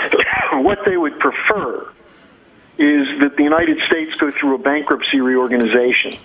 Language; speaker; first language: English; native; English